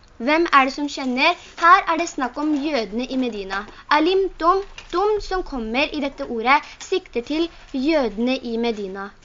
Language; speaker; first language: Norwegian; early bilingual, other home language; Urdu